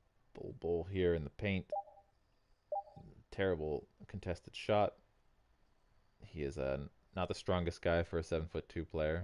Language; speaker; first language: English; native; English